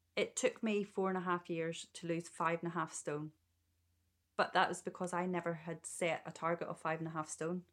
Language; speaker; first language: English; native; English